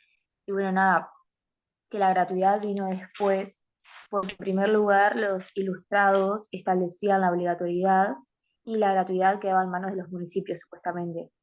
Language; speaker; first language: Spanish; native; Spanish